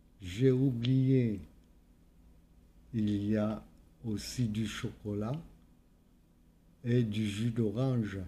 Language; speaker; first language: French; non-native, fluent; Vietnamese